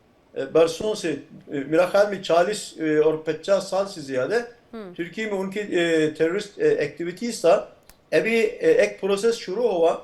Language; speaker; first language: Hindi; non-native, fluent; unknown